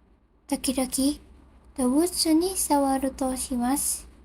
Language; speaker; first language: Japanese; non-native, learner; Indonesian